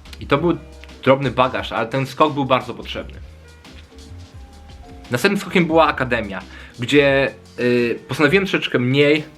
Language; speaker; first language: Polish; native; Polish